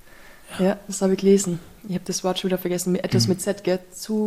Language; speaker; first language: German; native; German